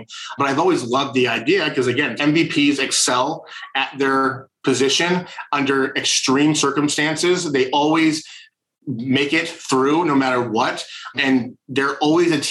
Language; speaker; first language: English; native; English